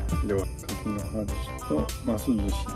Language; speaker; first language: Japanese; native; Japanese